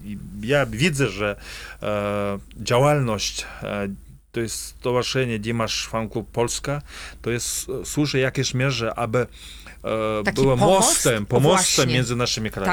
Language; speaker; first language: Polish; non-native, fluent; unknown